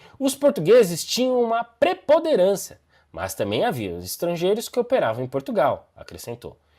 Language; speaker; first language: Portuguese; native; Portuguese